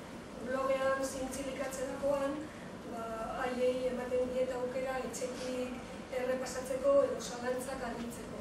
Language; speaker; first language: Basque; non-native, local second language; Spanish